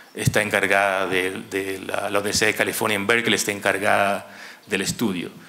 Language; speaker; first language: Spanish; native; Spanish